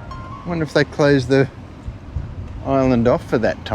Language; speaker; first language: English; native; English